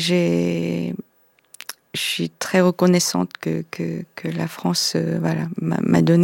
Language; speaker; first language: French; non-native, fluent; Korean